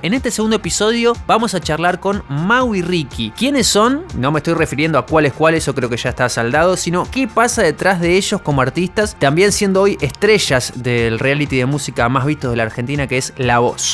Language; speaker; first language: Spanish; native; Spanish